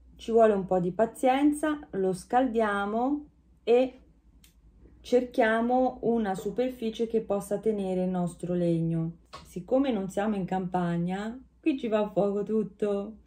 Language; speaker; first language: Italian; early bilingual, heritage; Italian